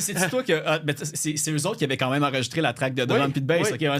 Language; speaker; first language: French; native; French